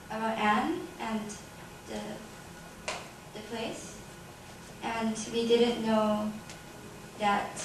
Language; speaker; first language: English; non-native, learner; Japanese